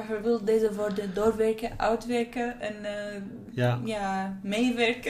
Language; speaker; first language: Dutch; non-native, learner; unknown